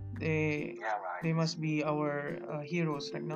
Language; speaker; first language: English; non-native, learner; Indonesian